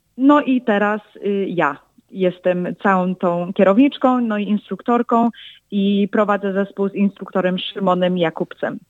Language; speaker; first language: Polish; early bilingual, heritage; Polish